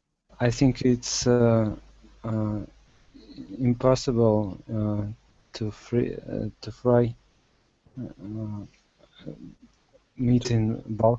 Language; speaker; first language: English; non-native, learner; Russian